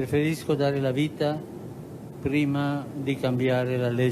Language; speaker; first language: Italian; non-native, fluent; Spanish